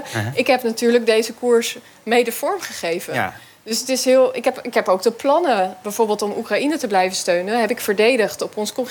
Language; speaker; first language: Dutch; native; Dutch